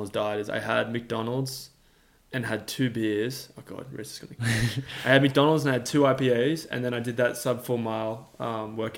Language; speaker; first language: English; native; English